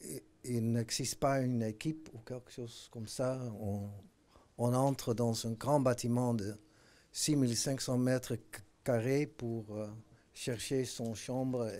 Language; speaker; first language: French; non-native, fluent; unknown